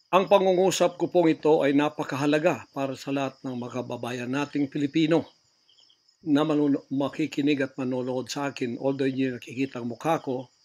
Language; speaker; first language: Filipino; non-native, local second language; Cebuano